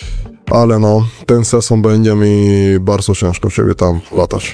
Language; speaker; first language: Polish; non-native, fluent; Spanish